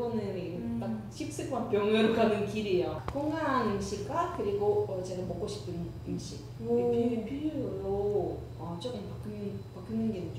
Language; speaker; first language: Korean; non-native, learner; Russian